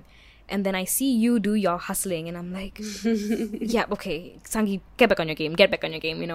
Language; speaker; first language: English; native; English